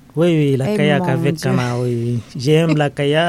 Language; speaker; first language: French; non-native, learner; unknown